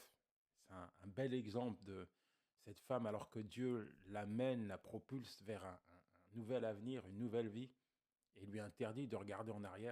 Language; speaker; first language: French; native; French